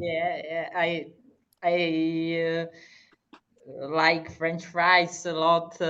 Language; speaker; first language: English; non-native, fluent; Hungarian